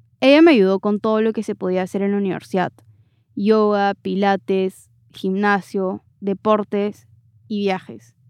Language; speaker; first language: Spanish; native; Spanish